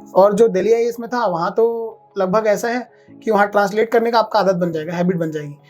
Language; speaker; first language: Hindi; native; Hindi